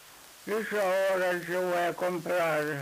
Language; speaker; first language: Spanish; non-native, local second language; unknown